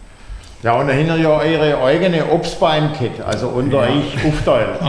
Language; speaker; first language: German; native; German